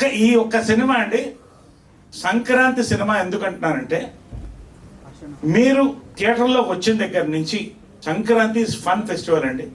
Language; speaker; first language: Telugu; native; Telugu